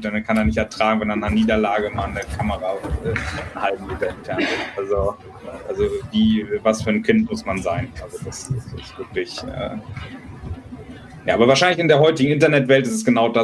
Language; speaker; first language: German; native; German